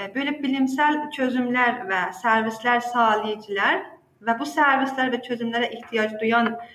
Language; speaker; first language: Turkish; non-native, fluent; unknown